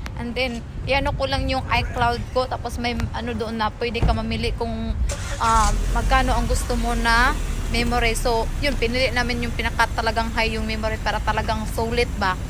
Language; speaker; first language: Filipino; non-native, local second language; Cebuano